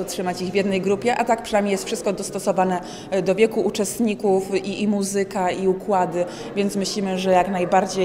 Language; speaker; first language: Polish; native; Polish